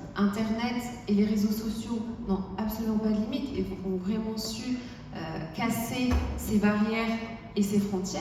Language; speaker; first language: French; non-native, local second language; Arabic